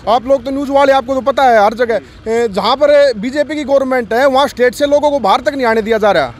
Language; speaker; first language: Hindi; native; Hindi